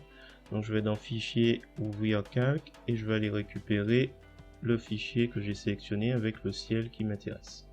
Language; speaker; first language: French; native; French